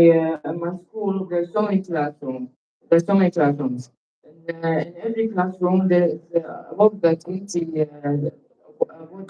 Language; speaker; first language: English; non-native, learner; Arabic